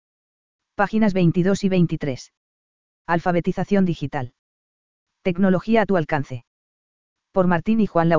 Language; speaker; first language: Spanish; native; Spanish